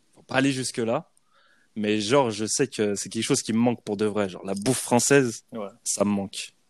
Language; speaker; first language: French; native; French